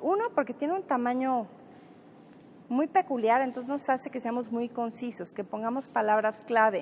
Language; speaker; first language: Spanish; native; Spanish